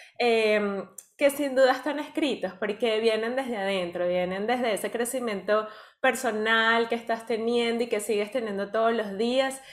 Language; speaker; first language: Spanish; native; Spanish